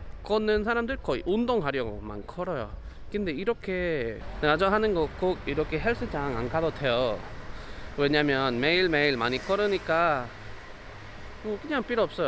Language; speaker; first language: Korean; non-native, learner; Spanish